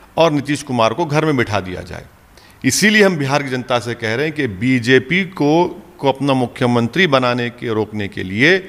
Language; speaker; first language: Hindi; non-native, local second language; Urdu